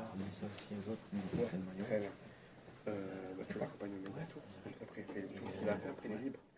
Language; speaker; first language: French; native; French